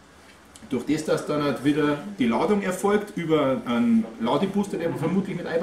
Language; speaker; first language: German; native; German